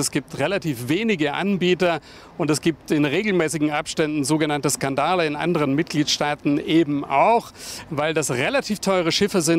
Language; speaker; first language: German; native; German